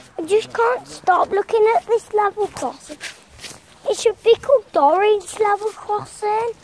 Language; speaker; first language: English; native; English